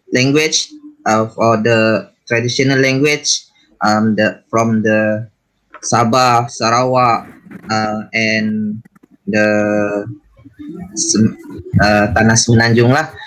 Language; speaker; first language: English; non-native, learner; Malay